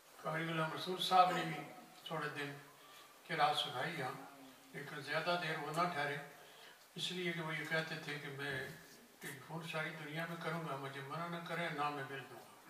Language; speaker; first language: Urdu; non-native, local second language; Punjabi